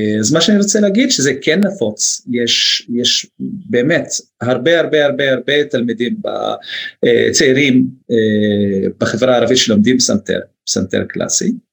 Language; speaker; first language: Hebrew; non-native, local second language; Arabic